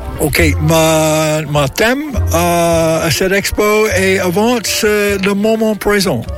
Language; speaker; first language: French; non-native, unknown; English